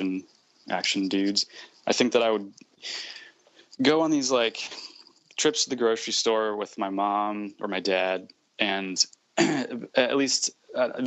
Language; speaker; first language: English; native; English